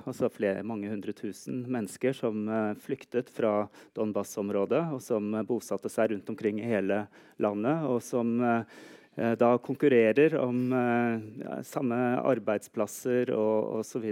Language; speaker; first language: Norwegian; native; Norwegian